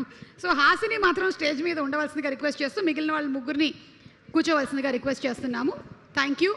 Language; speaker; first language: Telugu; native; Telugu